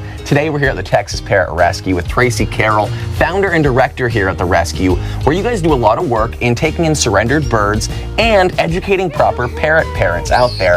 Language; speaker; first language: English; native; English